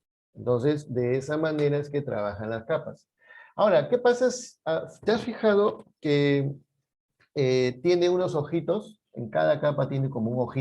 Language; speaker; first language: Spanish; native; Spanish